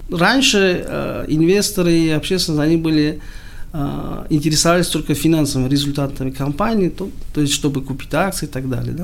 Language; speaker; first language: Russian; non-native, local second language; Tajik